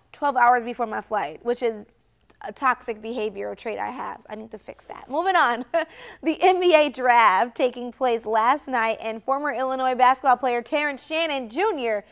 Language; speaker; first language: English; native; English